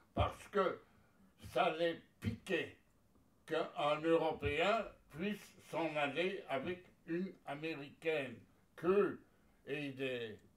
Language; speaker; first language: French; native; French